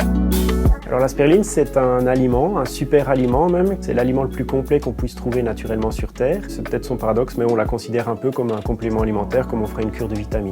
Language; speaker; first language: French; native; French